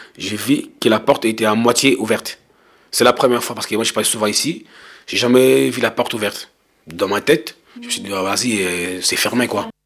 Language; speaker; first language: French; non-native, local second language; Lingala